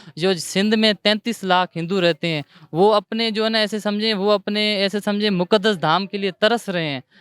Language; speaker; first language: Urdu; non-native, local second language; Sindhi